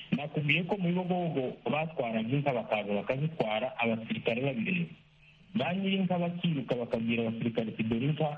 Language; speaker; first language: Kinyarwanda; native; Kinyarwanda